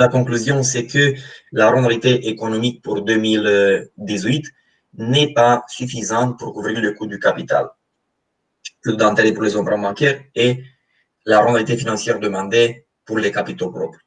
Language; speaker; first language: French; non-native, fluent; Romanian